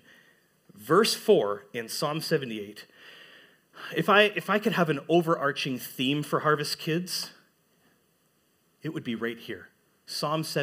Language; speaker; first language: English; native; English